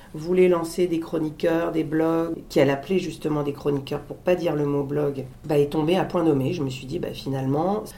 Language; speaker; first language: French; native; French